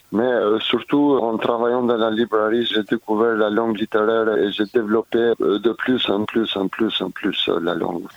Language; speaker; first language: French; non-native, fluent; Albanian